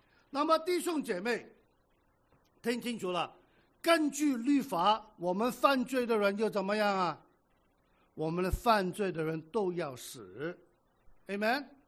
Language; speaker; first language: Chinese; native; Chinese